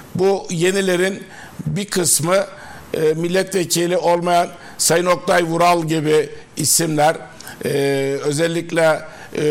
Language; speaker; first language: Turkish; native; Turkish